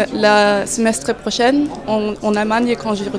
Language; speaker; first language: French; non-native, fluent; German